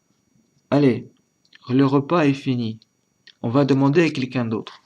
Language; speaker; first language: French; non-native, learner; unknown